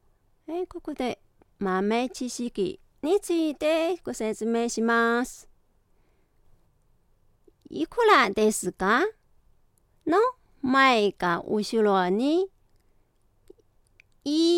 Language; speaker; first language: Japanese; non-native, fluent; Chinese